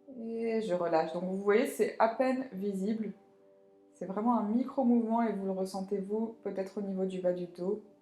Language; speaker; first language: French; native; French